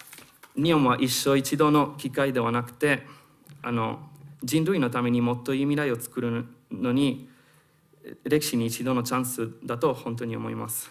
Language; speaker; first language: Japanese; non-native, fluent; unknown